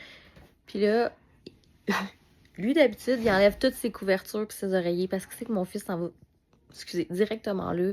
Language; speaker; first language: French; native; French